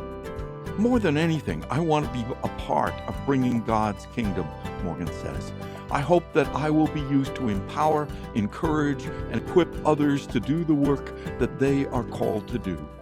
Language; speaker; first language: English; native; English